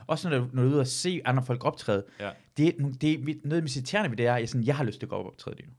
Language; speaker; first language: Danish; early bilingual, other home language; Persian